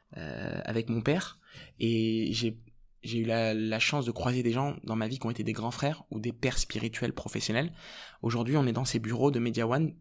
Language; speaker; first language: French; early bilingual, other home language; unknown